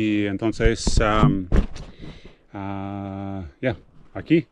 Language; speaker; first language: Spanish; non-native, learner; English